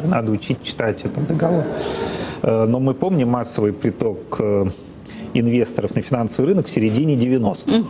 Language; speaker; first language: Russian; native; Russian